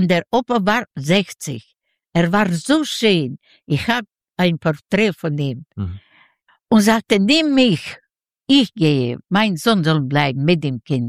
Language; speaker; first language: German; non-native, learner; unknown